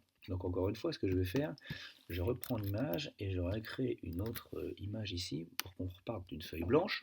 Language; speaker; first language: French; native; French